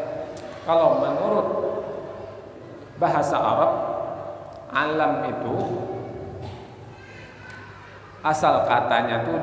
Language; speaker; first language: Indonesian; non-native, local second language; Banjar